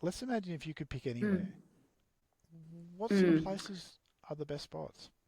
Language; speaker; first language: English; native; English